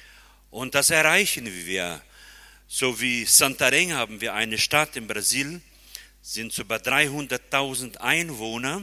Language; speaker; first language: German; early bilingual, heritage; German